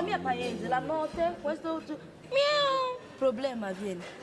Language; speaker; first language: Italian; non-native, learner; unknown